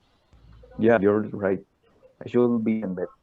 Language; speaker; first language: English; non-native, learner; Spanish